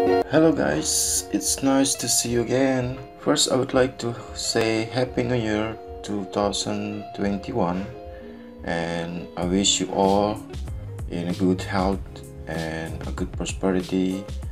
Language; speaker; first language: English; non-native, learner; Indonesian